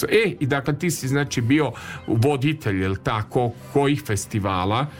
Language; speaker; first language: Serbian; native; Serbian